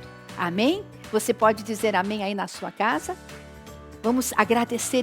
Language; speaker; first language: Portuguese; native; Portuguese